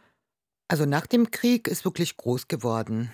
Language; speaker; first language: German; non-native, fluent; Arabic